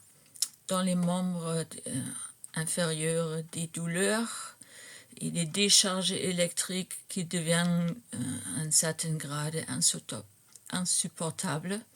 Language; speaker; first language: French; non-native, fluent; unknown